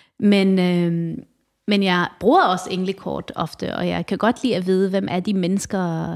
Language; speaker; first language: Danish; early bilingual, other home language; Arabic